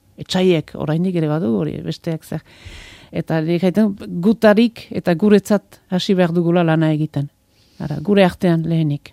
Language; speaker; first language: Basque; native; Basque